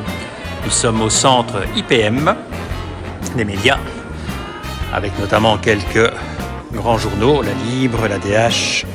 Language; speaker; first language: French; native; French